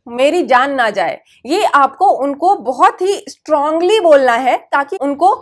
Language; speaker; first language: Hindi; native; Hindi